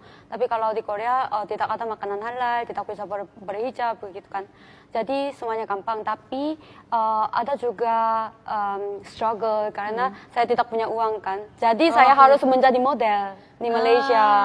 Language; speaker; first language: Indonesian; non-native, fluent; Korean